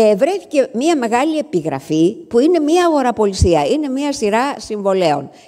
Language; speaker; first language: Greek; native; Greek